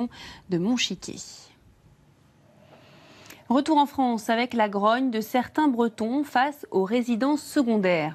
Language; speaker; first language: French; native; French